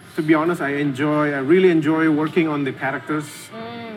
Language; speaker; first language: English; non-native, fluent; Indonesian